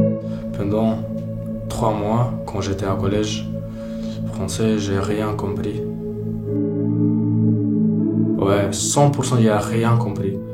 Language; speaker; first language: French; non-native, learner; Ukrainian